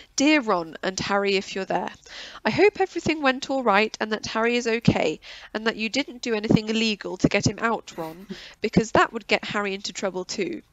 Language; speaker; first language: English; native; English